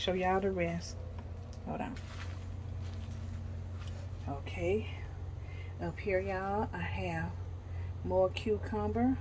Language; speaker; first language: English; native; English